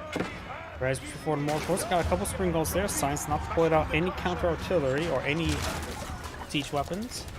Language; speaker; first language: English; native; English